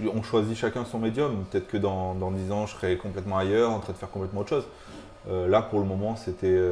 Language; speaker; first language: French; native; French